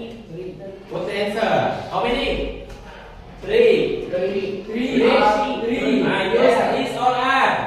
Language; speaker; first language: English; non-native, learner; Indonesian